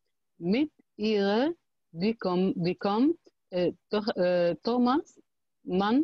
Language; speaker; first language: German; non-native, learner; Arabic